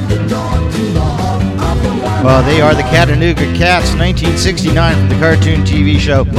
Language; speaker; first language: English; native; English